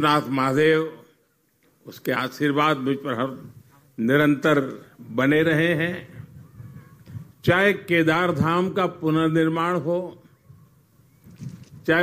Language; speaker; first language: Hindi; non-native, local second language; Gujarati